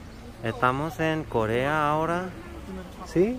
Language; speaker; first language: Spanish; non-native, fluent; Korean